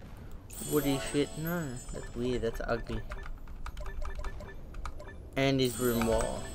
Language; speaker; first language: English; native; English